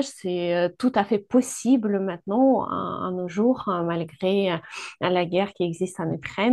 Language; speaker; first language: French; non-native, fluent; Ukrainian